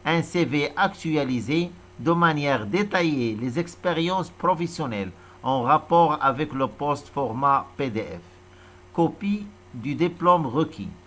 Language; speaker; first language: French; non-native, local second language; Arabic